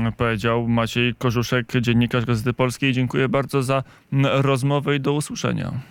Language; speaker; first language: Polish; native; Polish